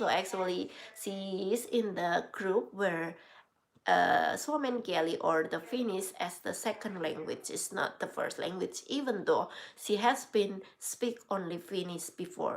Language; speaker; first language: English; non-native, learner; Indonesian